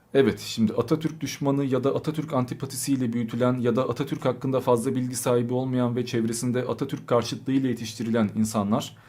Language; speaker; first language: Turkish; early bilingual, other home language; Albanian